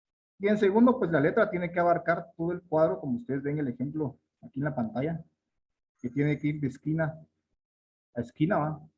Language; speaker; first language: Spanish; native; Spanish